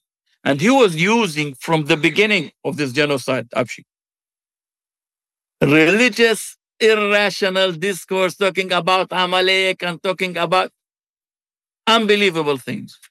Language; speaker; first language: English; non-native, fluent; Arabic